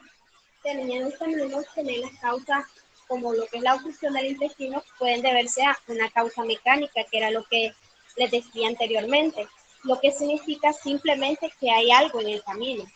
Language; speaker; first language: Spanish; native; Spanish